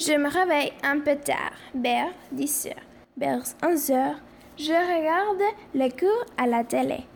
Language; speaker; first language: French; non-native, fluent; Spanish